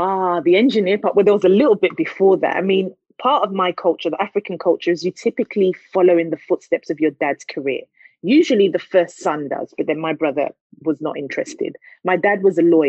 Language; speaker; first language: English; native; English